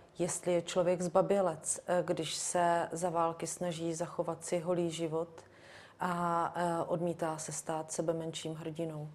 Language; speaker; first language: Czech; native; Czech